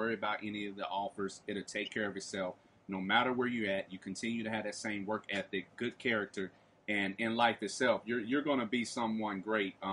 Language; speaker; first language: English; native; English